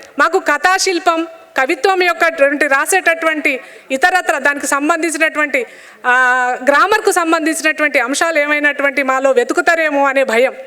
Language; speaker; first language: Telugu; non-native, local second language; Lambadi